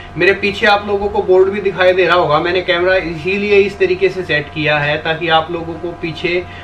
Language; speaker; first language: Hindi; native; Hindi